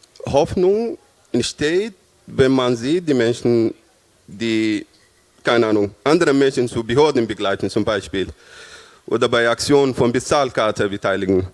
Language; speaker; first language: German; non-native, fluent; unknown